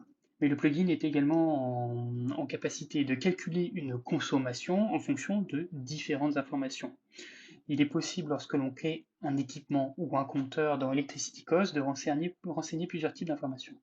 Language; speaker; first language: French; native; French